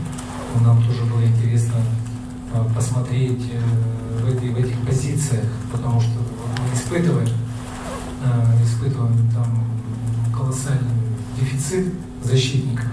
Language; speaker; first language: Russian; native; Russian